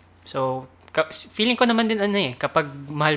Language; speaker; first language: English; non-native, local second language; Cebuano